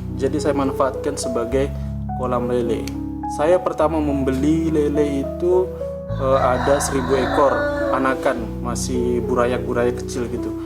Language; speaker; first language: Indonesian; non-native, local second language; Javanese